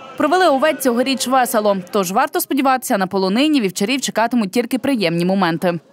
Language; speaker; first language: Ukrainian; native; Ukrainian